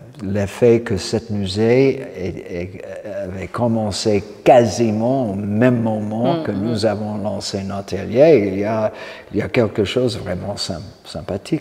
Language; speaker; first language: French; non-native, fluent; English